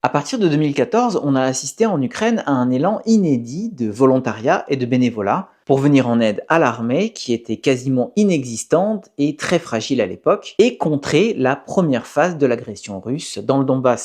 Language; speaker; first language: French; native; French